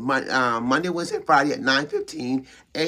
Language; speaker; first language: English; native; English